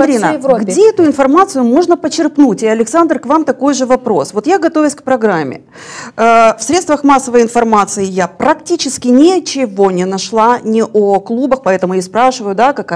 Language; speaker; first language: Russian; native; Russian